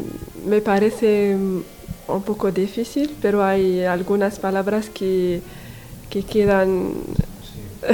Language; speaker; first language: Spanish; non-native, learner; Arabic